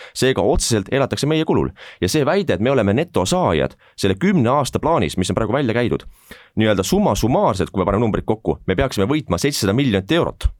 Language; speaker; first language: Estonian; native; Estonian